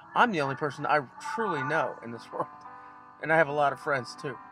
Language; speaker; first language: English; native; English